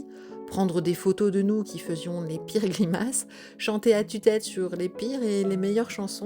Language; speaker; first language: French; native; French